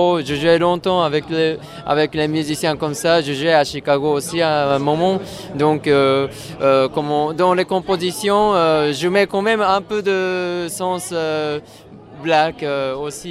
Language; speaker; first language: French; non-native, fluent; Japanese